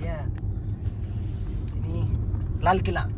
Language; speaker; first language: Indonesian; non-native, learner; Hindi